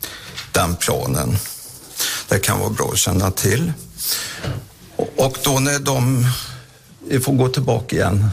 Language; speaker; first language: Swedish; native; Swedish